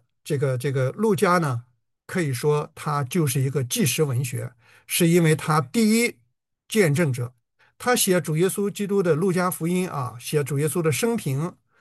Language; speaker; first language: Chinese; native; Chinese